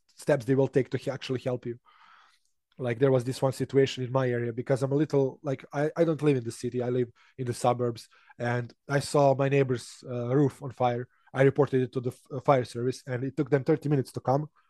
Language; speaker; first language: English; non-native, fluent; Serbian